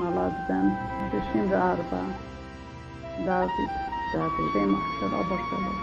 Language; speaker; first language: Hebrew; non-native, learner; Hungarian